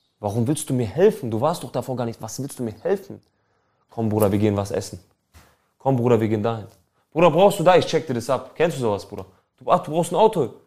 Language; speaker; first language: German; early bilingual, other home language; Albanian